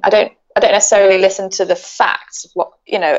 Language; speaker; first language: English; native; English